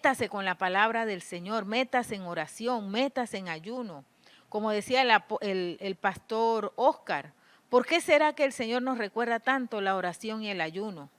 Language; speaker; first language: Spanish; native; Spanish